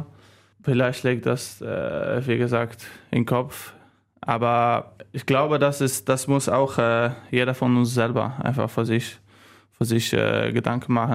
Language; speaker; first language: German; non-native, learner; Polish